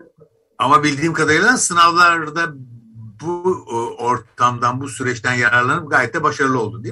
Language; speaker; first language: Turkish; native; Turkish